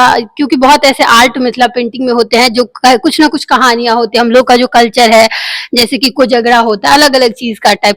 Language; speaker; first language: Hindi; native; Hindi